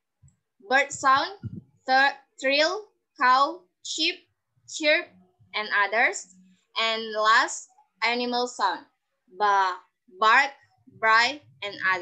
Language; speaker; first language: English; non-native, learner; Indonesian